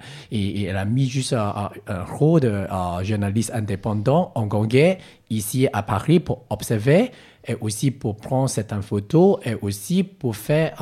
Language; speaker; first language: French; non-native, learner; Cantonese